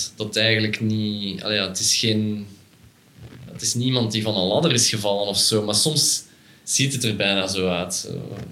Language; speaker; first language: Dutch; non-native, fluent; Persian